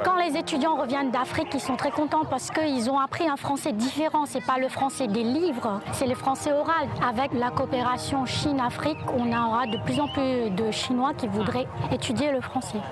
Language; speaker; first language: French; non-native, fluent; Chinese